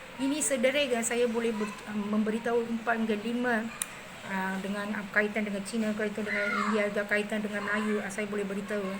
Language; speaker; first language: Malay; non-native, local second language; Tamil